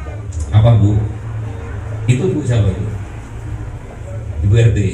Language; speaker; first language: Indonesian; non-native, local second language; Javanese